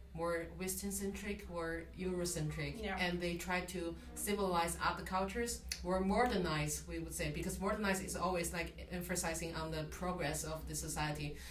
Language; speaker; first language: English; non-native, fluent; Chinese